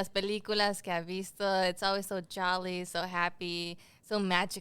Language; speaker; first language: Spanish; early bilingual, heritage; Spanish